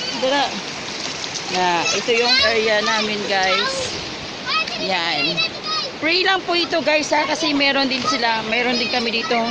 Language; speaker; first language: Filipino; non-native, local second language; Hiligaynon